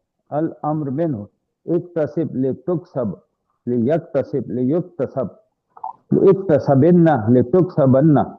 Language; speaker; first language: Arabic; non-native, learner; Urdu